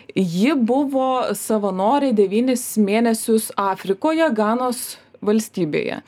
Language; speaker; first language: Lithuanian; native; Lithuanian